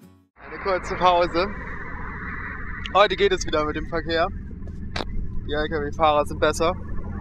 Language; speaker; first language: German; native; German